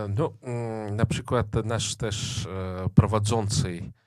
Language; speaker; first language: Polish; non-native, fluent; Russian